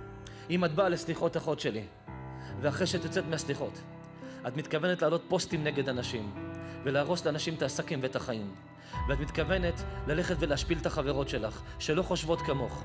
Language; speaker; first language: Hebrew; native; Hebrew